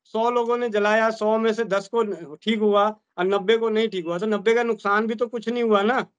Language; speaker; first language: Hindi; native; Hindi